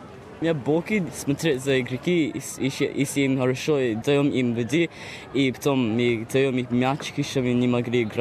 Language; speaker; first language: Russian; early bilingual, heritage; Russian